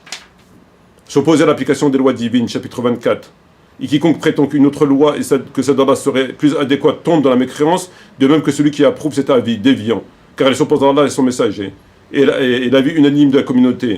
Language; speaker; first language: French; native; French